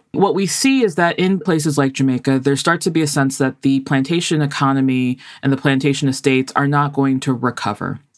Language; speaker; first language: English; native; English